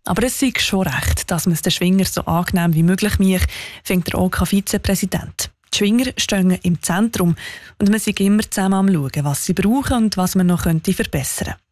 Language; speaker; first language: German; native; German